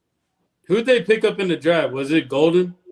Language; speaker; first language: English; native; English